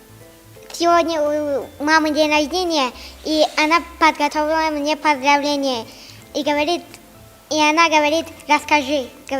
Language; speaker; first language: Russian; non-native, local second language; Tajik